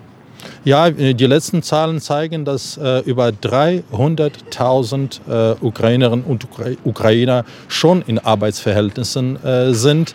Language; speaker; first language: German; non-native, fluent; Ukrainian